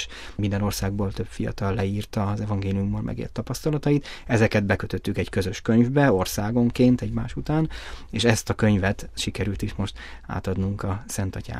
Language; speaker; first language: Hungarian; native; Hungarian